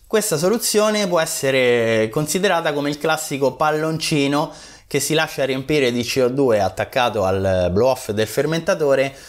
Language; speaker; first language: Italian; native; Italian